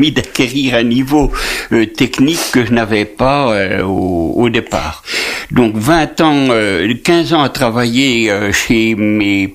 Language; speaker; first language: French; native; French